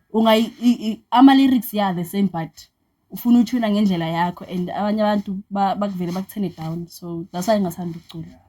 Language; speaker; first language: Zulu; non-native, local second language; Xhosa